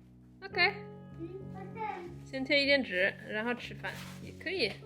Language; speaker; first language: Chinese; non-native, fluent; Swedish